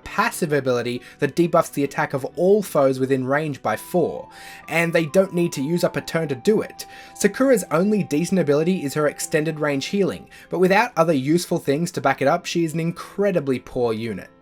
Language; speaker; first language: English; native; English